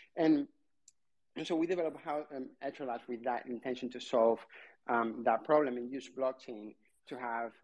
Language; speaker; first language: English; non-native, fluent; Spanish